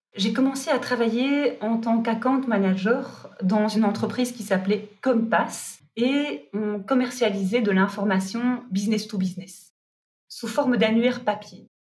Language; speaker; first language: French; native; French